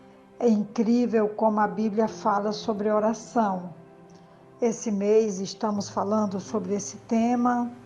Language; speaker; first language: Portuguese; native; Portuguese